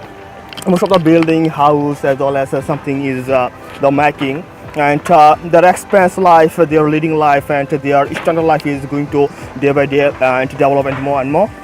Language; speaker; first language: English; non-native, fluent; Bangla